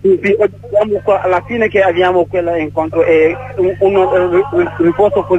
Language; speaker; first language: Italian; non-native, learner; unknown